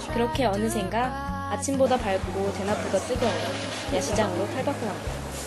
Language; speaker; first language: Korean; native; Korean